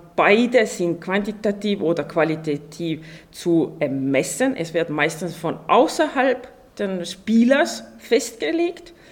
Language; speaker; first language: German; non-native, fluent; Estonian